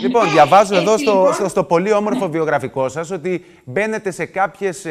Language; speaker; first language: Greek; native; Greek